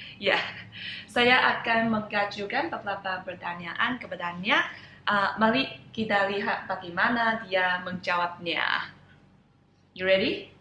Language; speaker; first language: Indonesian; non-native, fluent; Chinese